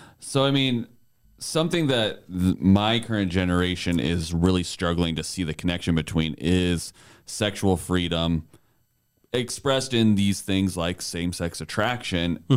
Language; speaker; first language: English; native; English